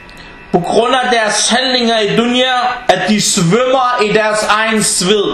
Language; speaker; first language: Danish; early bilingual, other home language; Arabic